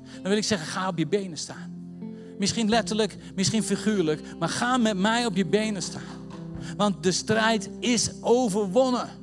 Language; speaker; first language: Dutch; native; Dutch